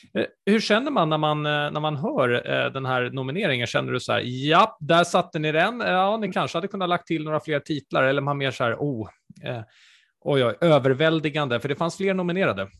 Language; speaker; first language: Swedish; native; Swedish